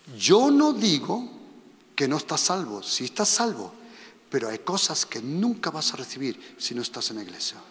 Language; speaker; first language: Spanish; non-native, fluent; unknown